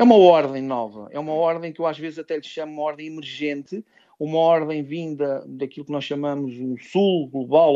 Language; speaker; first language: Portuguese; native; Portuguese